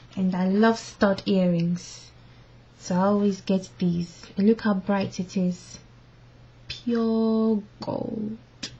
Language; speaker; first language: English; non-native, local second language; Akan